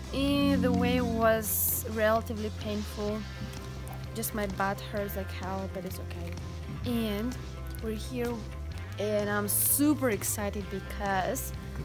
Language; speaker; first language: English; non-native, fluent; Belarusian